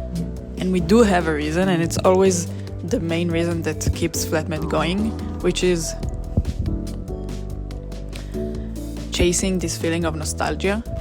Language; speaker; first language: English; non-native, fluent; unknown